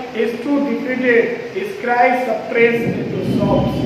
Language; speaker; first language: English; non-native, local second language; Hindi